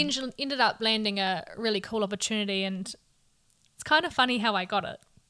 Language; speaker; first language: English; native; English